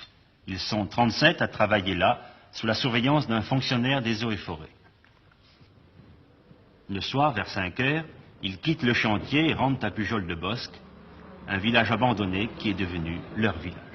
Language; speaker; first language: French; native; French